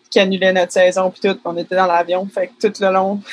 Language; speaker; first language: French; native; French